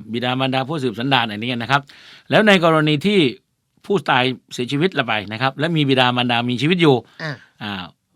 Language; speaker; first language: Thai; native; Thai